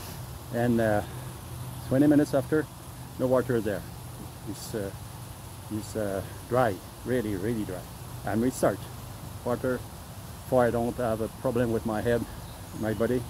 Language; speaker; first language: English; non-native, learner; French